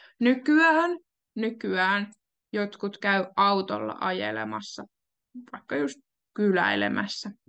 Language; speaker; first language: Finnish; native; Finnish